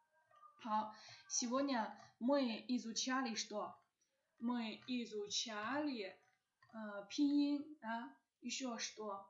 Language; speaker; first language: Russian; non-native, learner; Chinese